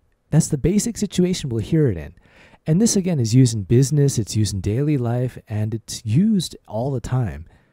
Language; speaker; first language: English; native; English